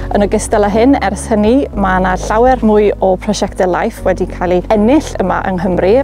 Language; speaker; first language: Welsh; native; Welsh